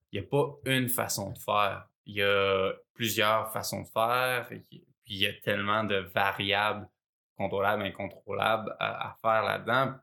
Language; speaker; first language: French; native; French